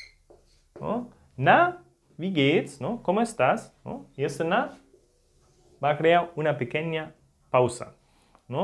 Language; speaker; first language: Spanish; non-native, fluent; German